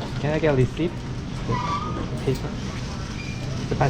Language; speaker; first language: English; non-native, learner; Korean